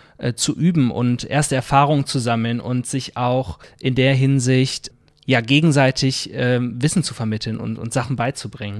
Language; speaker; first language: German; native; German